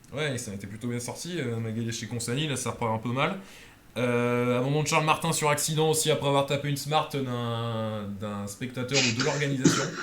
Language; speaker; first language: French; native; French